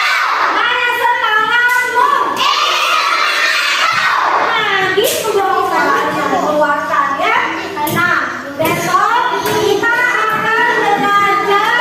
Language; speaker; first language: Indonesian; native; Indonesian